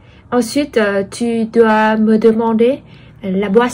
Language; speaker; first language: French; non-native, fluent; Vietnamese